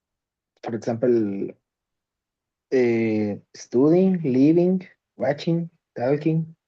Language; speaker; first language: English; non-native, learner; Spanish